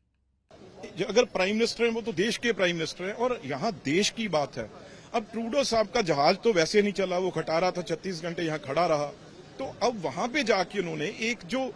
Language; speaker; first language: Hindi; non-native, local second language; Punjabi